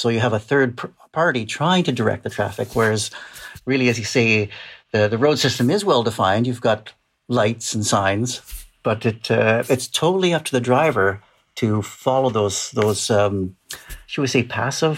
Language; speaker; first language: English; native; English